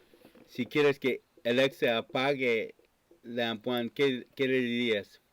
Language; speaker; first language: Spanish; non-native, fluent; English